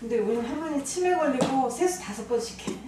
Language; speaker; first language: Korean; native; Korean